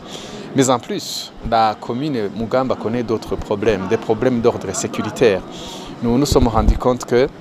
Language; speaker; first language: French; non-native, local second language; Rundi